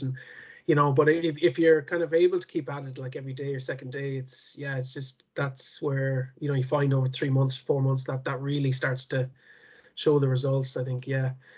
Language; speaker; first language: English; native; English